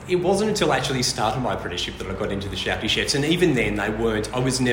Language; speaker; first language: English; native; English